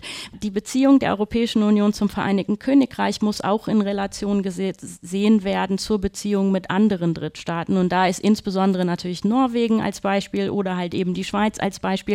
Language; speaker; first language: German; native; German